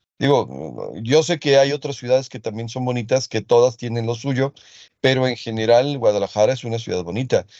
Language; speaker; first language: Spanish; early bilingual, other home language; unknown